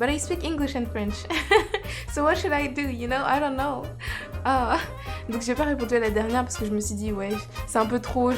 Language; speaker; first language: French; native; French